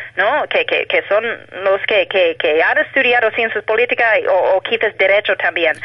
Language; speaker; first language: Spanish; non-native, fluent; English